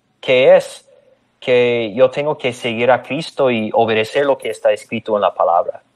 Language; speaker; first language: Spanish; non-native, fluent; English